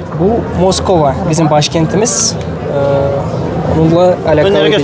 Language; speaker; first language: Turkish; non-native, learner; Russian